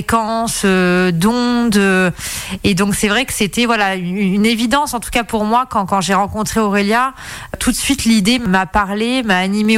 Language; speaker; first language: French; native; French